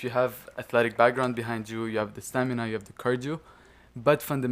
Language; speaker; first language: English; non-native, fluent; Arabic